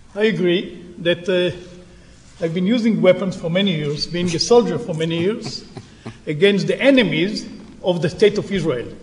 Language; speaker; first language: English; non-native, fluent; Hebrew